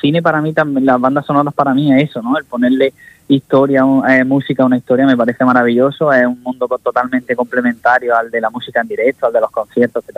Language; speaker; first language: Spanish; native; Spanish